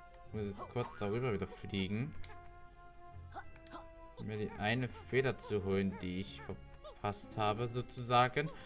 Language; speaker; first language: German; native; German